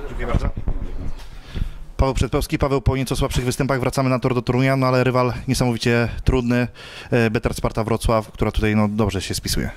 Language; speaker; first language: Polish; native; Polish